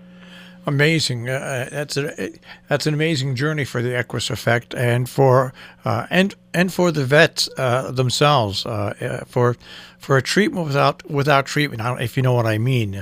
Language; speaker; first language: English; native; English